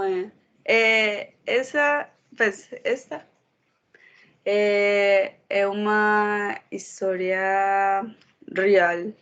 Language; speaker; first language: Portuguese; non-native, learner; Spanish